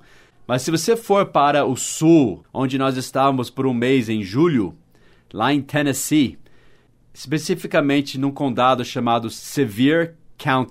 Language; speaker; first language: Portuguese; non-native, fluent; English